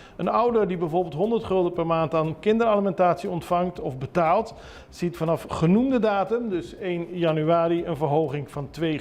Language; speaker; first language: Dutch; non-native, local second language; Papiamento